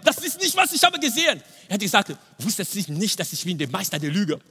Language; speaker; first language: German; non-native, fluent; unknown